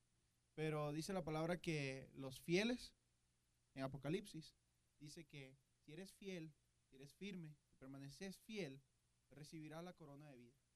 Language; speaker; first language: Spanish; native; Spanish